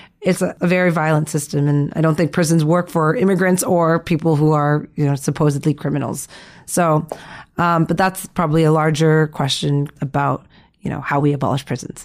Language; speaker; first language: English; early bilingual, other home language; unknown